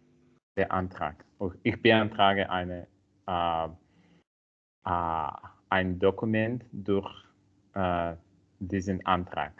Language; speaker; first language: German; non-native, learner; Italian